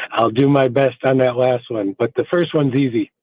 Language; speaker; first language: English; native; English